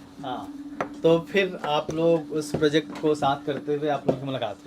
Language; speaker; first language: Hindi; native; Hindi